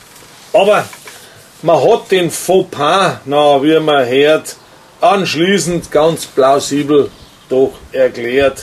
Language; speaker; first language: German; native; German